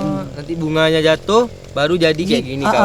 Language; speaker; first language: Indonesian; native; Indonesian